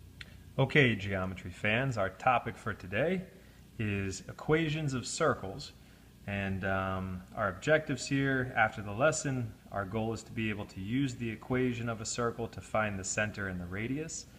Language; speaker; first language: English; native; English